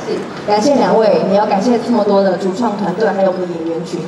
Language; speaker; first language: Chinese; native; Chinese